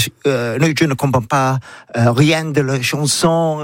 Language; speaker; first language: French; non-native, learner; English